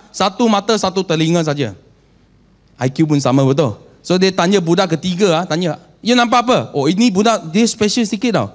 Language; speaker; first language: Malay; non-native, local second language; Chinese